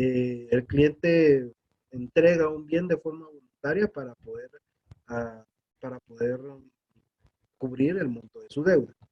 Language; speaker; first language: Spanish; native; Spanish